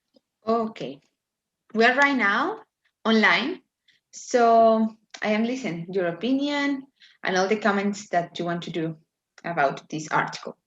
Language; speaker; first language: English; non-native, learner; Spanish